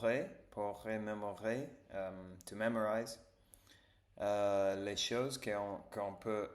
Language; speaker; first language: French; non-native, learner; English